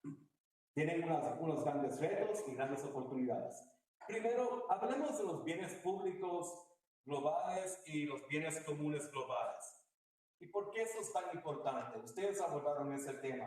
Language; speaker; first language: Spanish; early bilingual, heritage; Spanish